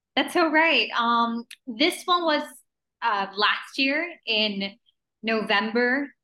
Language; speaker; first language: English; early bilingual, other home language; Spanish